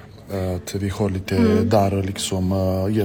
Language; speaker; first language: Swedish; non-native, fluent; Romany